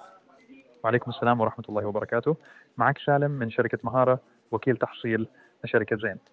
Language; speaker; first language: Arabic; native; Arabic